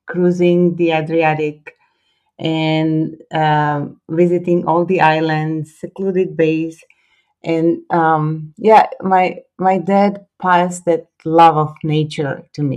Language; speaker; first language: English; non-native, fluent; Croatian